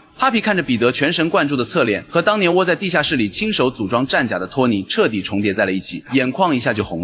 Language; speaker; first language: Chinese; native; Chinese